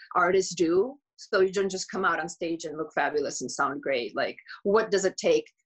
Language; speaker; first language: English; early bilingual, other home language; Georgian